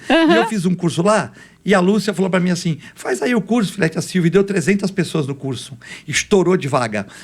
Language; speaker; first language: Portuguese; native; Portuguese